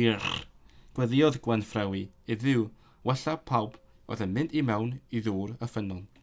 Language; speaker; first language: Welsh; non-native, learner; Cantonese